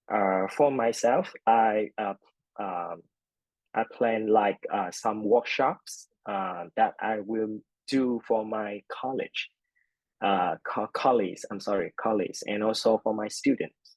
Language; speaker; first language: English; non-native, fluent; Vietnamese